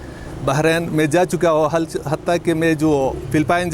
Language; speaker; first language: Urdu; non-native, local second language; Pashto